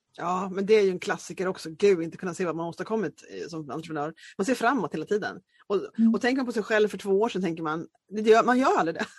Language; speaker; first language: Swedish; native; Swedish